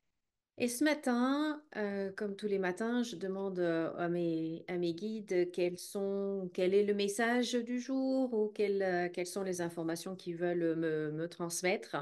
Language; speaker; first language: French; native; French